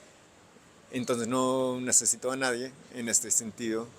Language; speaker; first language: Spanish; non-native, fluent; English